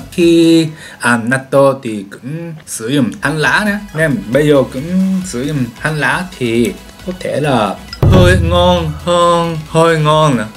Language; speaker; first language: Vietnamese; non-native, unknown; Japanese